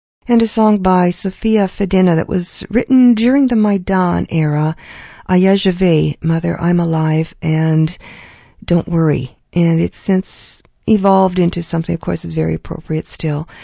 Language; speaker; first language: English; early bilingual, other home language; Ukrainian